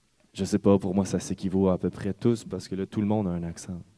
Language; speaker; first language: French; native; French